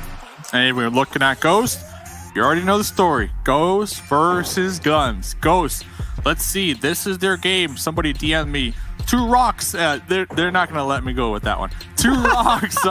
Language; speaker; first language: English; native; English